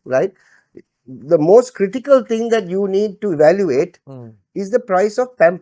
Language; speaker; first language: English; non-native, local second language; Sinhala